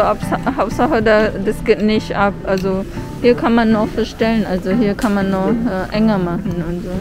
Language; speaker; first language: German; non-native, fluent; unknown